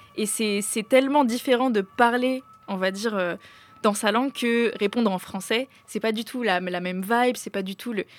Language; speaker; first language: French; native; French